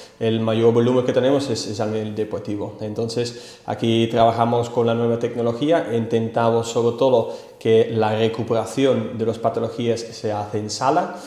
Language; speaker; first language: Spanish; non-native, fluent; Dutch